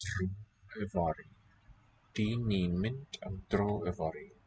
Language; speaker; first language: Welsh; non-native, learner; English